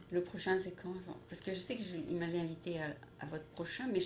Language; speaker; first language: French; native; French